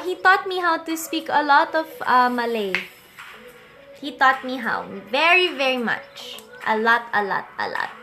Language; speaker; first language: English; non-native, local second language; Filipino